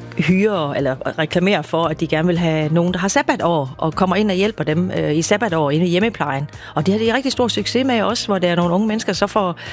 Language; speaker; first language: Danish; native; Danish